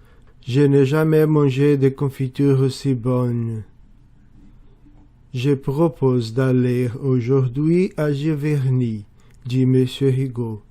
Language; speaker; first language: French; non-native, learner; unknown